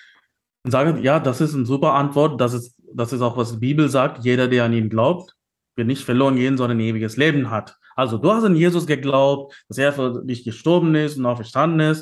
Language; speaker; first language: German; non-native, fluent; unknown